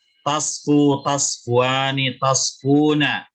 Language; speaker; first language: Arabic; non-native, fluent; Indonesian